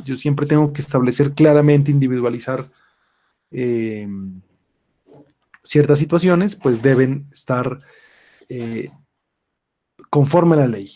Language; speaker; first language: Spanish; native; Spanish